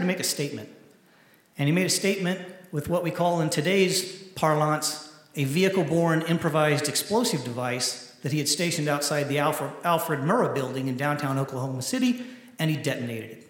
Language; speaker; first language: English; native; English